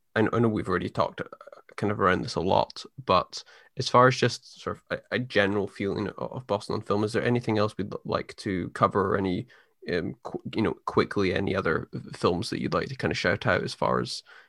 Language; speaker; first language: English; native; English